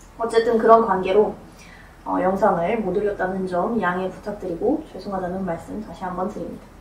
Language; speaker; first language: Korean; non-native, fluent; Russian